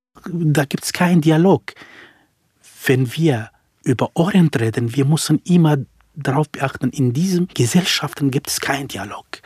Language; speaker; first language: German; non-native, fluent; Central Kurdish